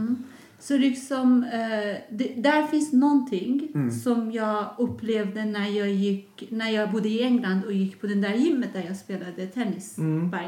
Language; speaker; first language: Swedish; non-native, fluent; Persian